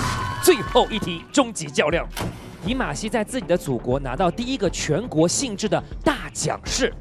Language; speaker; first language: Chinese; native; Chinese